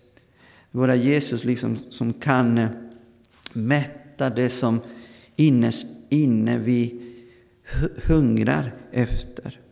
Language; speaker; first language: Swedish; non-native, fluent; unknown